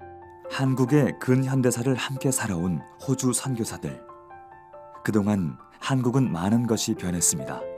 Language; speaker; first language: Korean; native; Korean